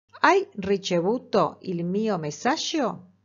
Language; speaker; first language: Italian; non-native, fluent; Spanish